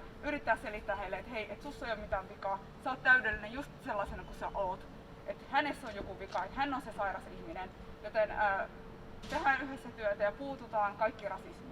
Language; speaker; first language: Finnish; early bilingual, other home language; Somali